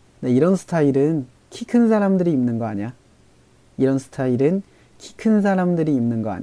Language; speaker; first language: Korean; non-native, fluent; Chinese